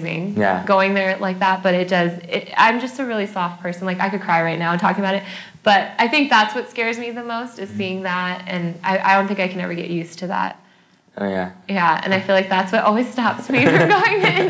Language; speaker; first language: English; native; English